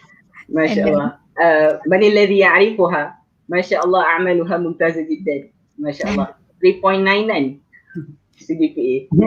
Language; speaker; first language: Arabic; non-native, fluent; Malay